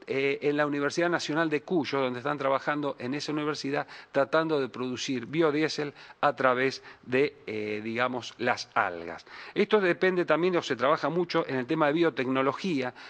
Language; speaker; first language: Spanish; native; Spanish